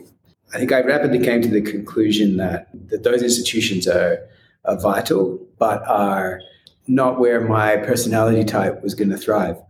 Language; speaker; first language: English; native; English